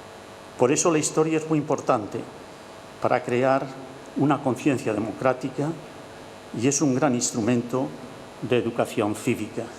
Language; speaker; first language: Spanish; native; Spanish